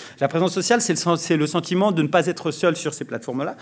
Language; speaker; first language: French; native; French